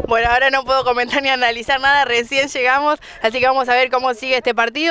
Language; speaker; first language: Spanish; native; Spanish